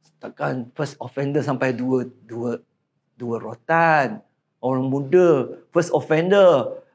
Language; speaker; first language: Malay; non-native, local second language; Chinese